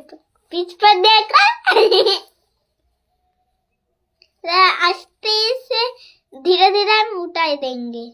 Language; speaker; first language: Hindi; non-native, local second language; Bangla